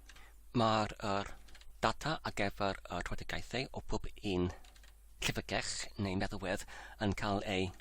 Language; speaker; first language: Welsh; non-native, learner; English